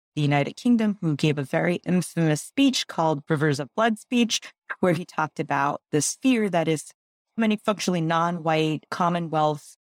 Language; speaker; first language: English; early bilingual, other home language; Gujarati